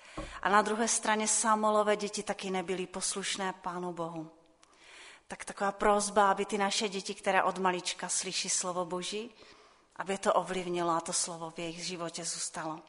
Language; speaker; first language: Czech; non-native, local second language; Polish